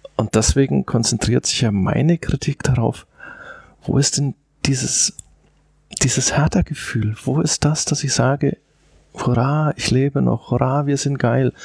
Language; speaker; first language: German; native; German